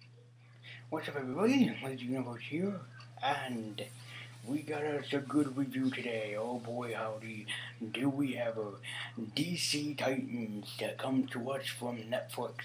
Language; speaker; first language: English; native; English